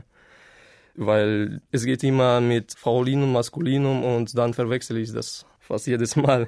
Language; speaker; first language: German; non-native, fluent; Ukrainian